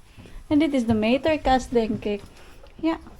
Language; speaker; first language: Dutch; non-native, learner; Filipino